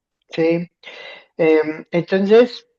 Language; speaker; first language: Spanish; native; Spanish